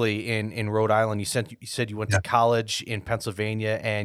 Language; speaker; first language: English; native; English